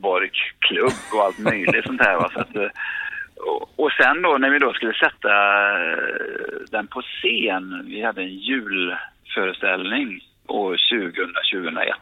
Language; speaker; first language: Swedish; native; Swedish